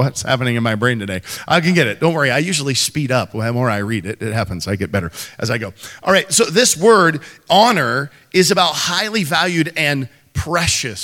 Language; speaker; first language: English; native; English